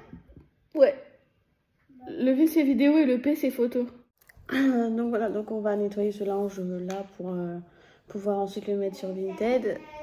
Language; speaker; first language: French; native; French